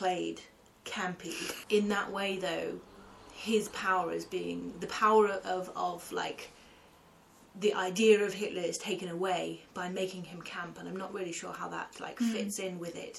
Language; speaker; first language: English; native; English